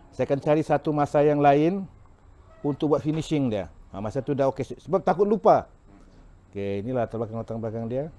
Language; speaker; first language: Malay; non-native, local second language; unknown